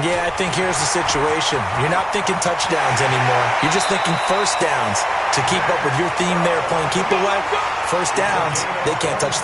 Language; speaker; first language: English; native; English